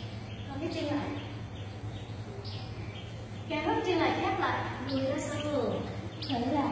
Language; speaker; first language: Vietnamese; native; Vietnamese